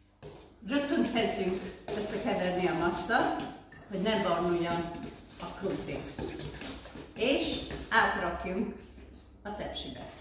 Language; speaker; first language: Hungarian; early bilingual, heritage; Hungarian